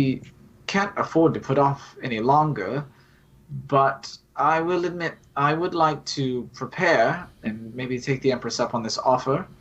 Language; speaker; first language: English; native; English